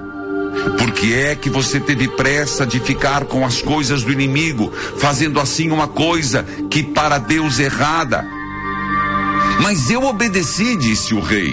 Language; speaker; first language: Portuguese; native; Portuguese